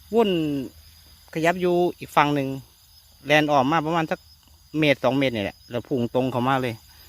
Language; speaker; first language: Thai; native; Thai